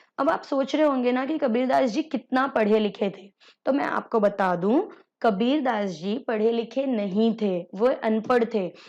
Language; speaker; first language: Hindi; native; Hindi